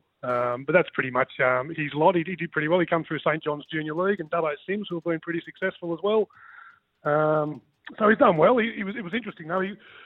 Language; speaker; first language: English; native; English